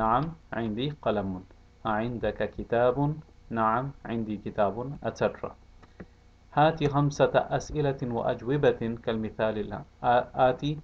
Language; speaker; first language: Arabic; non-native, fluent; English